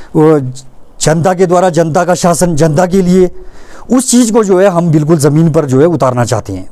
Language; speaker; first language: Hindi; native; Hindi